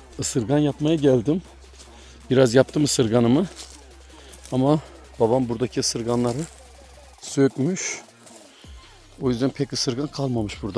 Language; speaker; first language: Turkish; native; Turkish